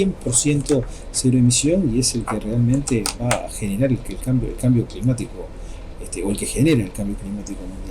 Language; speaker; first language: Spanish; native; Spanish